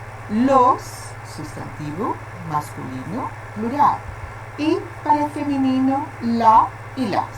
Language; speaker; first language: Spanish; non-native, fluent; Portuguese